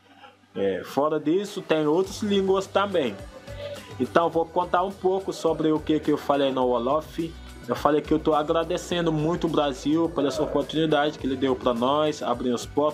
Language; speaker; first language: Portuguese; non-native, fluent; Wolof